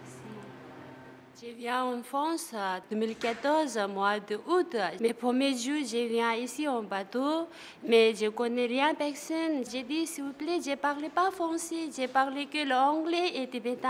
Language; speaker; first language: French; non-native, learner; Tibetan